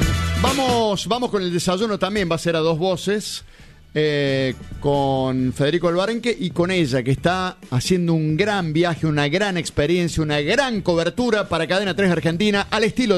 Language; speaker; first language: Spanish; native; Spanish